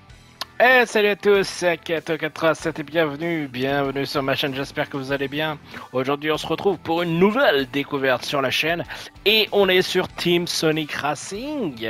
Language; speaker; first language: French; native; French